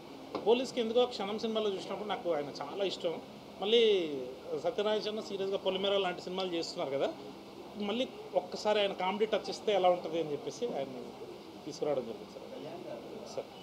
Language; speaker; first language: Telugu; native; Telugu